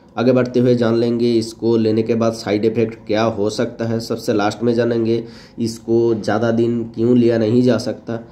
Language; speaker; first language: Hindi; native; Hindi